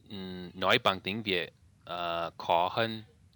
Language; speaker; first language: Vietnamese; non-native, learner; English